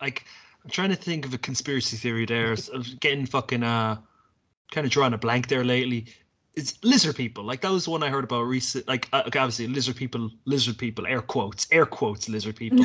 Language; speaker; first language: English; native; English